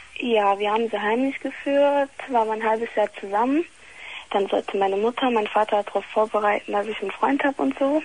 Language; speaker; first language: German; early bilingual, other home language; Italian